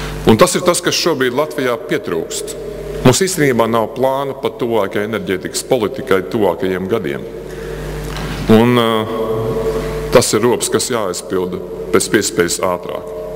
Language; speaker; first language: Latvian; native; Latvian